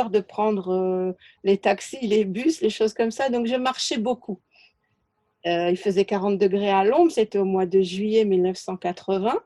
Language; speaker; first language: French; native; French